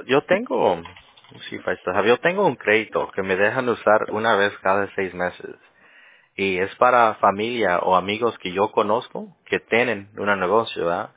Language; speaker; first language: Spanish; early bilingual, heritage; Spanish